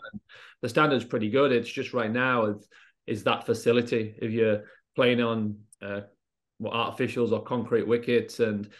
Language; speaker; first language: English; native; English